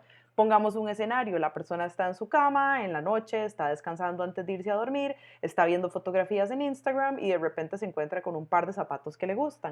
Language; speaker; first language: Spanish; native; Spanish